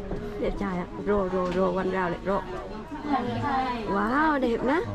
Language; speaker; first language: Vietnamese; non-native, learner; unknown